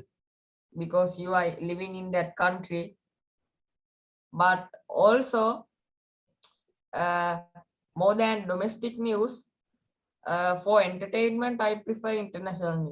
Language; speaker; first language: English; non-native, learner; Sinhala